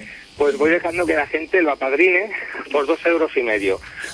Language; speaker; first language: Spanish; native; Spanish